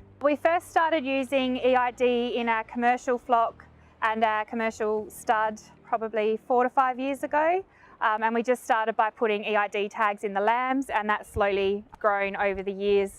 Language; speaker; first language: English; native; English